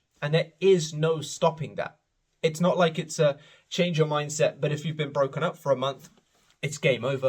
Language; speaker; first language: English; native; English